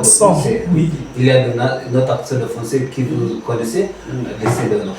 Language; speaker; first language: French; non-native, learner; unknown